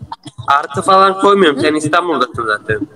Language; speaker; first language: Turkish; native; Turkish